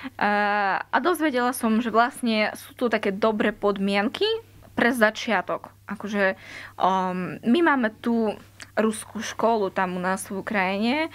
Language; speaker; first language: Slovak; non-native, fluent; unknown